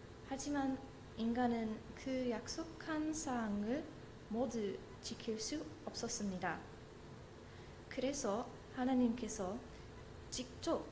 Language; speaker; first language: Korean; non-native, learner; English